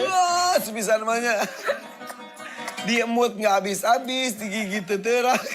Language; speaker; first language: Indonesian; native; Indonesian